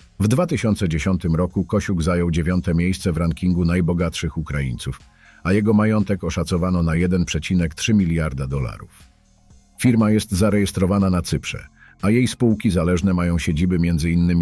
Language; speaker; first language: Polish; native; Polish